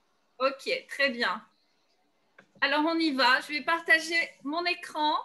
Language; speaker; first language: French; non-native, fluent; Turkish